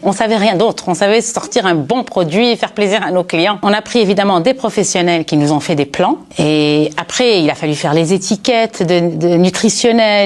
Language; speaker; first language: French; native; French